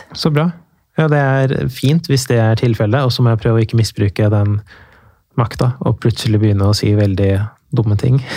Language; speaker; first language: Norwegian; early bilingual, other home language; Persian